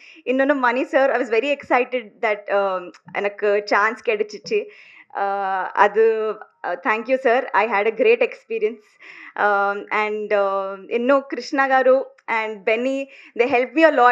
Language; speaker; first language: Tamil; non-native, learner; Telugu